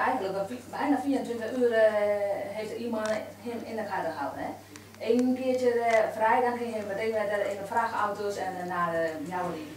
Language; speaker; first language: Dutch; non-native, learner; Burmese